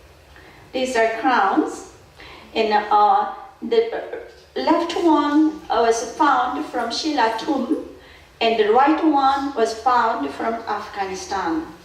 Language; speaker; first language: English; non-native, fluent; Korean